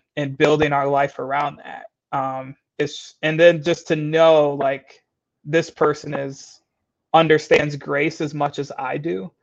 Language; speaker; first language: English; native; English